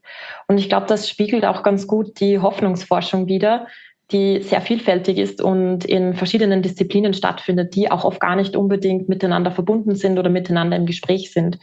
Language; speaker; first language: German; native; German